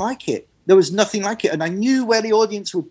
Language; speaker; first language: English; native; English